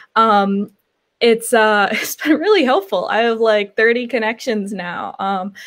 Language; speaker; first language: English; native; English